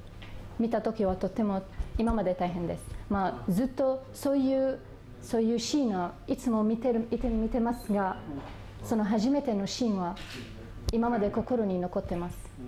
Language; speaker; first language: Japanese; non-native, fluent; Arabic